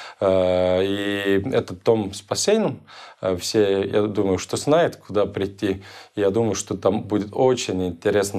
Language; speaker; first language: Russian; non-native, local second language; Estonian